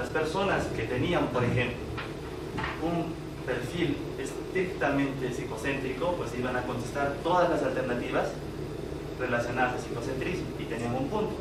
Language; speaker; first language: Spanish; native; Spanish